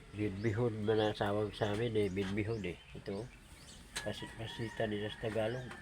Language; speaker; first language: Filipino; non-native, local second language; Cebuano